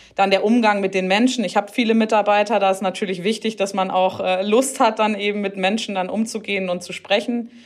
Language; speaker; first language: German; native; German